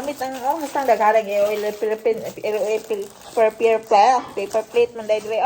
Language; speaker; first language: Filipino; non-native, local second language; Cebuano